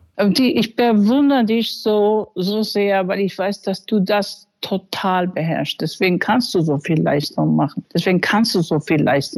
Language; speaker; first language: German; non-native, fluent; English